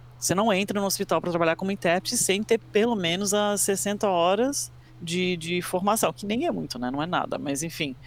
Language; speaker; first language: Portuguese; early bilingual, other home language; English